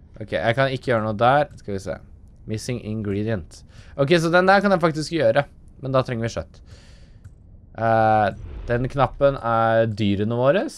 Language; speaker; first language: Norwegian; native; Norwegian